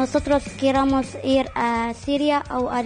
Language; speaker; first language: Spanish; non-native, learner; Arabic